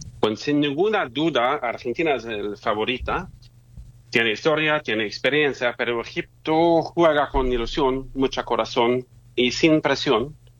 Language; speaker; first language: Spanish; non-native, fluent; German